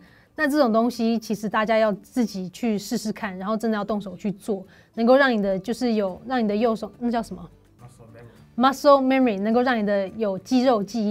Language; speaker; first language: Chinese; native; Chinese